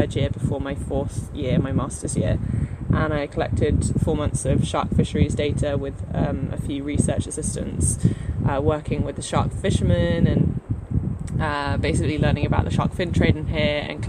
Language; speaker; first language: English; native; English